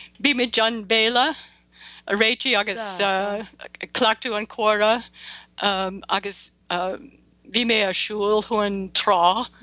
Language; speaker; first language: Irish; non-native, learner; English